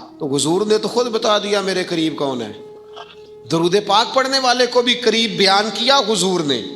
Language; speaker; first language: Urdu; non-native, local second language; Punjabi